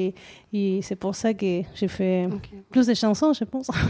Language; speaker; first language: French; non-native, learner; Spanish